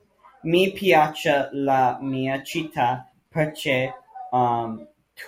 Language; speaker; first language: Italian; non-native, learner; English